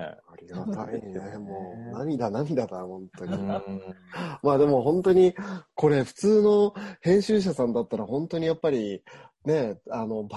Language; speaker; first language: Japanese; native; Japanese